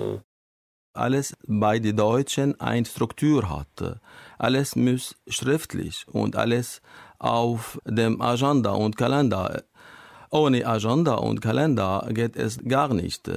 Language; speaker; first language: German; non-native, learner; Arabic